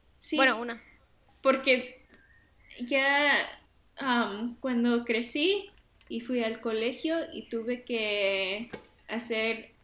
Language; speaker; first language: Spanish; early bilingual, heritage; Spanish